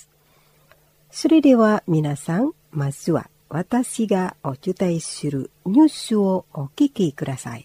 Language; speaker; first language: Japanese; non-native, fluent; Indonesian